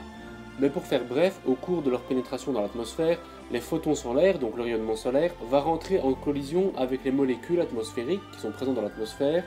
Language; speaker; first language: French; native; French